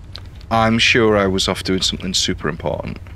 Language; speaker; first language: English; native; English